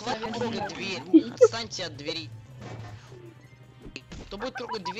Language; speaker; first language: Russian; native; Russian